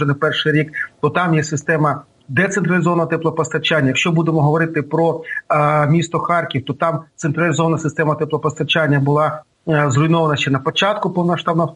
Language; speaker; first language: Ukrainian; native; Ukrainian